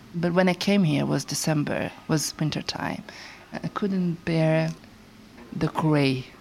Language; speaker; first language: English; non-native, fluent; Portuguese